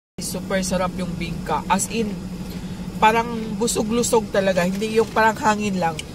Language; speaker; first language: Filipino; non-native, local second language; Cebuano